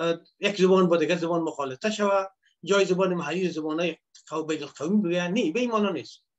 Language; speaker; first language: Persian; native; Persian